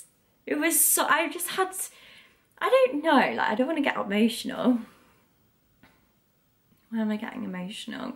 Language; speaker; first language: English; native; English